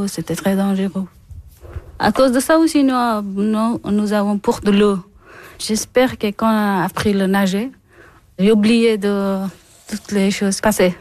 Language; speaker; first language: French; non-native, learner; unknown